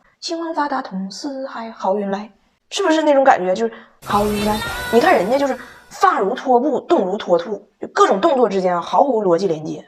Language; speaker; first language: Chinese; native; Chinese